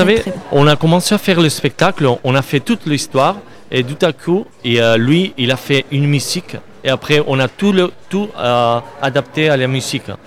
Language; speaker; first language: French; non-native, learner; Spanish